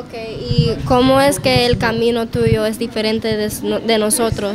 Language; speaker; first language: Spanish; early bilingual, heritage; Spanish